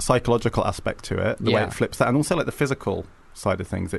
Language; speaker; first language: English; native; English